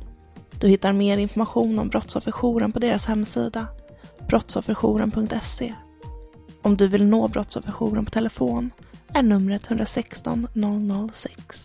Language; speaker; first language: Swedish; native; Swedish